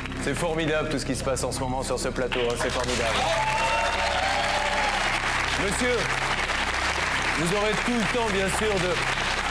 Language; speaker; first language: French; native; French